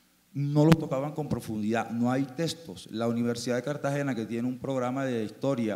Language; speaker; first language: Spanish; native; Spanish